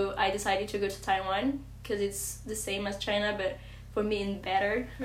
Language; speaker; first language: English; non-native, fluent; French